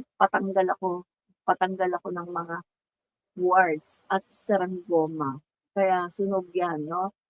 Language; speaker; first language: Filipino; non-native, local second language; Cebuano